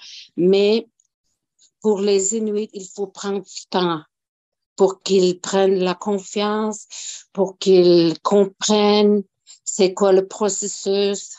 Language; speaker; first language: French; non-native, local second language; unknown